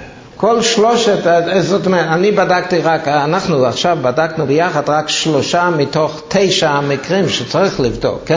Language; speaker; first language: Hebrew; non-native, fluent; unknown